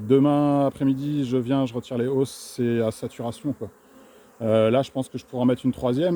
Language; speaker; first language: French; native; French